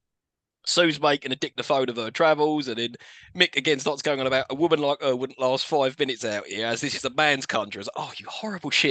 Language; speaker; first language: English; native; English